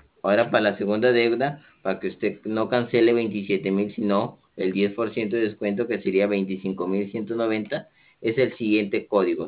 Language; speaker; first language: Spanish; native; Spanish